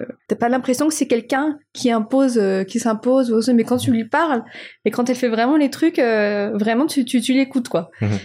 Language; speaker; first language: French; non-native, local second language; Malagasy